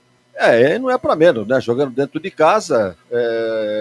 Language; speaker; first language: Portuguese; native; Portuguese